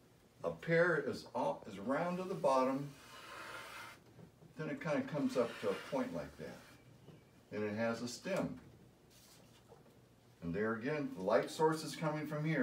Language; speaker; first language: English; native; English